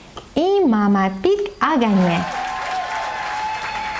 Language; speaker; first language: French; non-native, learner; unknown